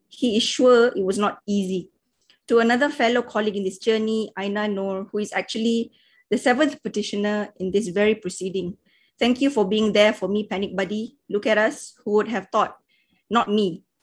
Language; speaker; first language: English; non-native, local second language; Malay